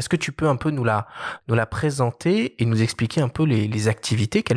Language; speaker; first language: French; native; French